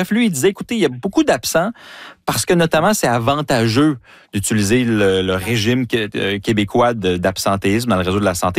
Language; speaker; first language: French; native; French